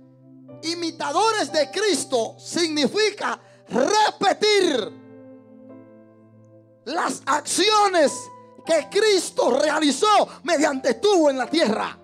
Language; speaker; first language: Spanish; native; Spanish